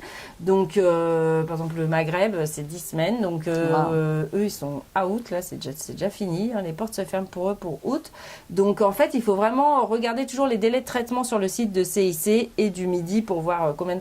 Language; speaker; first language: French; native; French